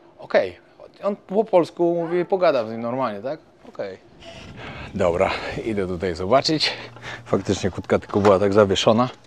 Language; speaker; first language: Polish; native; Polish